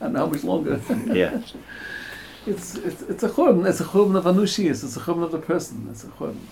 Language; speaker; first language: English; native; English